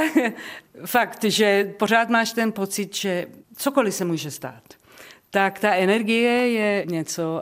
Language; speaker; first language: Czech; early bilingual, heritage; Czech